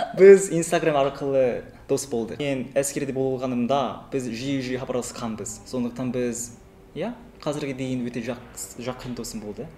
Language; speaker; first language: Kazakh; non-native, learner; Korean